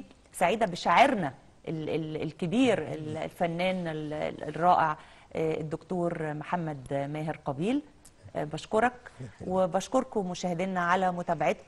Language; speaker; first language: Arabic; native; Arabic